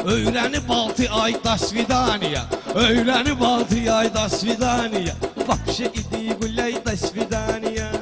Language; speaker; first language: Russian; non-native, local second language; Talysh